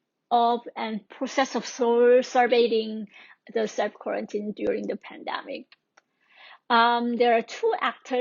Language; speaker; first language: English; non-native, fluent; Korean